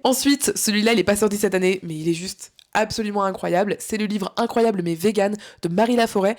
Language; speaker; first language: French; native; French